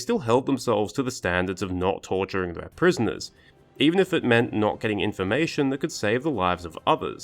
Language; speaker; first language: English; native; English